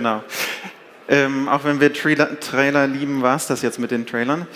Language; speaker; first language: German; native; German